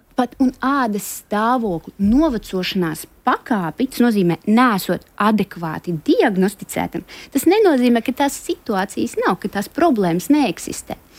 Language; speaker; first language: Latvian; non-native, local second language; Russian